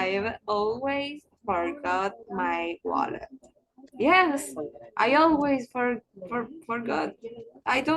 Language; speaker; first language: English; non-native, learner; Spanish